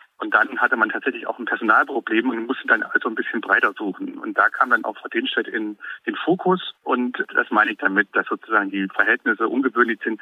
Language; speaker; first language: German; native; German